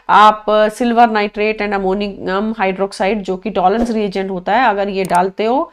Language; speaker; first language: Hindi; native; Hindi